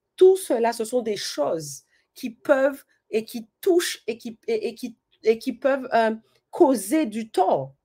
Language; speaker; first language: French; native; French